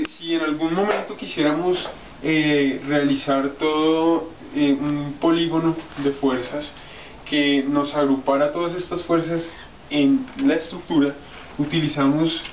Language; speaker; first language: Spanish; native; Spanish